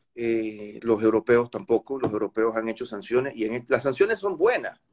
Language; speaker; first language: Spanish; native; Spanish